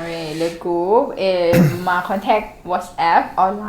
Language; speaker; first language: French; non-native, learner; Thai